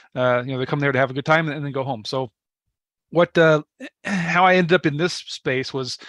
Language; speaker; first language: English; native; English